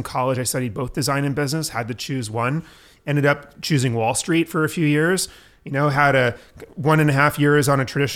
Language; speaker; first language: English; native; English